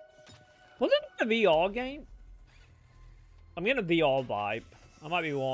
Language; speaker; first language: English; native; English